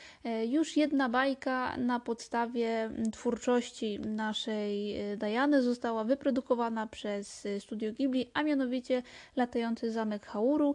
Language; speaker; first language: Polish; native; Polish